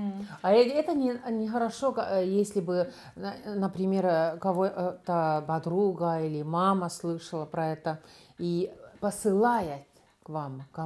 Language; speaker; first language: Russian; non-native, learner; Estonian